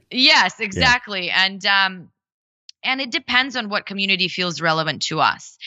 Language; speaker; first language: English; early bilingual, other home language; Russian